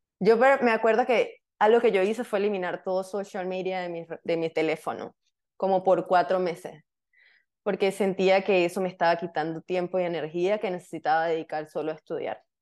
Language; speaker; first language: Spanish; native; Spanish